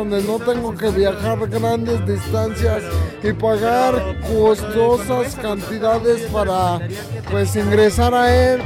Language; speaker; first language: Spanish; native; Spanish